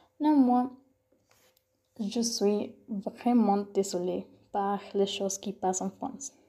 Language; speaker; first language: French; non-native, learner; Spanish